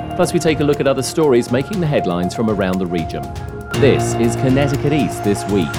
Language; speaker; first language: English; native; English